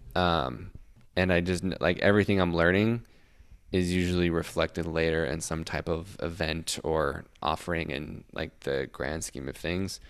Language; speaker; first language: English; native; English